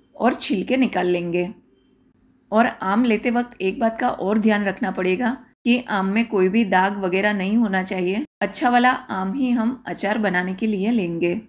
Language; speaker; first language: Hindi; non-native, local second language; Gujarati